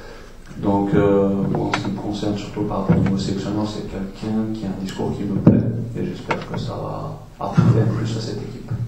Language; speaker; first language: French; native; French